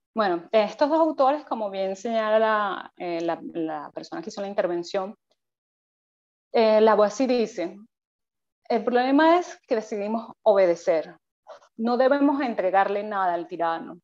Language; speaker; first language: Spanish; native; Spanish